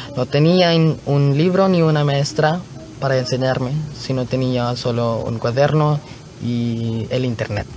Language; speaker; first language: Spanish; non-native, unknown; Filipino